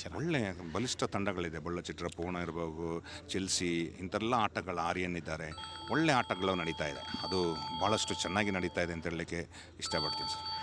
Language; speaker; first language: Kannada; non-native, local second language; Kodava